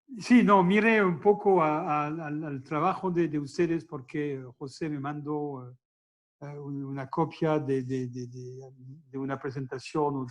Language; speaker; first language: Spanish; non-native, fluent; French